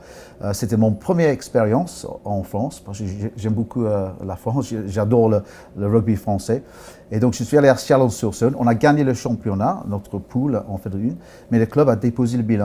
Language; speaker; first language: French; non-native, fluent; English